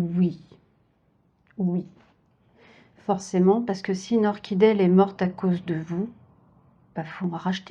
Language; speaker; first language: French; native; French